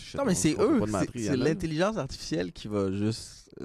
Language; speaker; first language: French; native; French